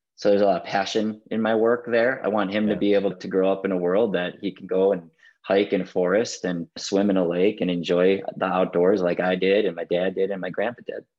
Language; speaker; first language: English; native; English